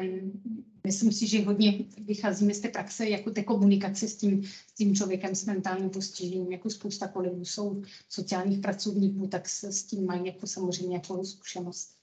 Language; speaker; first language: Czech; non-native, fluent; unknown